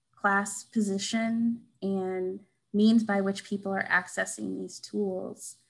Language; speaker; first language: English; native; English